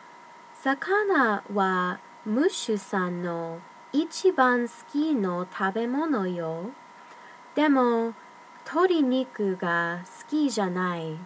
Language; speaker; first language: Japanese; non-native, learner; English